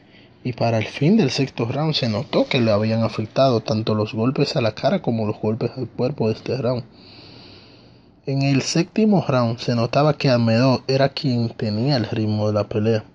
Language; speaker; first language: Spanish; native; Spanish